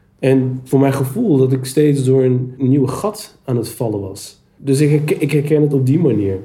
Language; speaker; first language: Dutch; early bilingual, other home language; Turkish